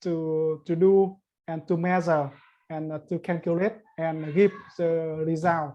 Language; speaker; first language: English; non-native, learner; Vietnamese